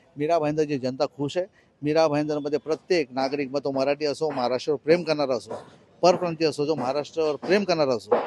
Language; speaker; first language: Marathi; non-native, local second language; Hindi